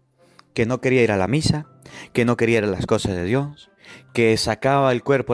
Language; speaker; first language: Spanish; native; Spanish